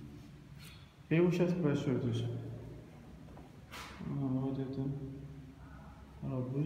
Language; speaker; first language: Russian; non-native, learner; Arabic